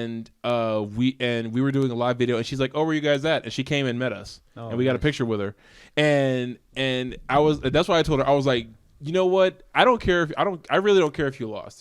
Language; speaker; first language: English; native; English